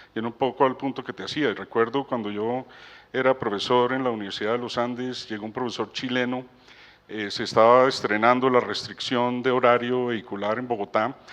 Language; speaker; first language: Spanish; native; Spanish